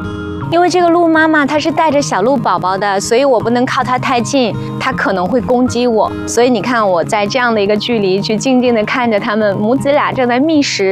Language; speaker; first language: Chinese; native; Chinese